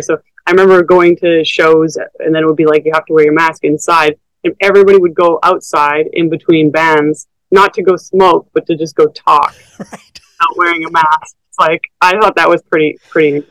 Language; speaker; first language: English; native; English